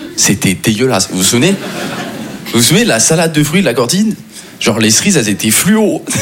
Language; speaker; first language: French; native; French